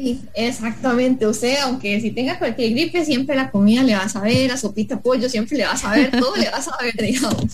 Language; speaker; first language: Spanish; native; Spanish